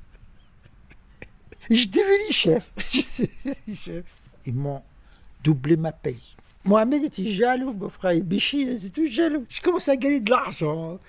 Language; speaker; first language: French; non-native, learner; Arabic